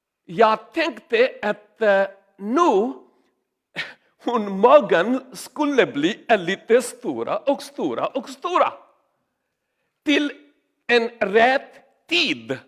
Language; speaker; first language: Swedish; non-native, learner; Urdu